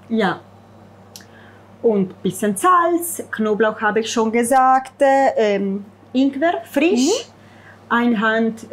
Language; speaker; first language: German; non-native, fluent; Italian